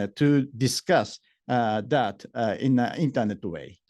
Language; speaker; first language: English; non-native, fluent; Japanese